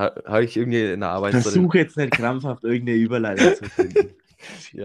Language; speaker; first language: German; native; German